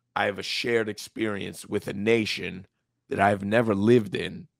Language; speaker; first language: English; early bilingual, other home language; Spanish